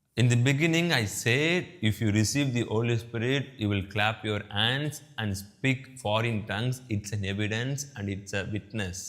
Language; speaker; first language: English; non-native, local second language; Tamil